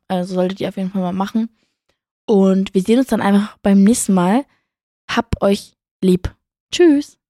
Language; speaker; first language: German; native; German